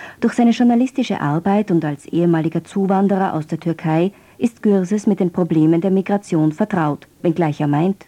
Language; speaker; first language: German; native; German